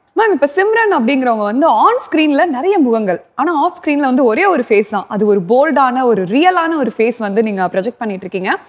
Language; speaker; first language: Tamil; native; Tamil